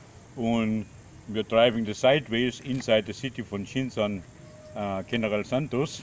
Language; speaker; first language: English; non-native, learner; German